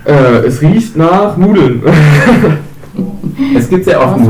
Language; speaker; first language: German; native; German